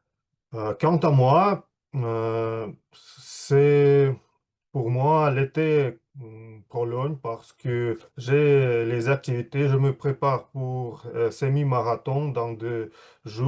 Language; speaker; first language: French; non-native, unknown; Russian